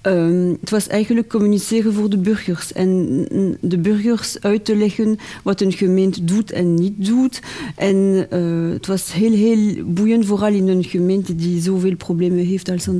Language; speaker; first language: Dutch; non-native, local second language; French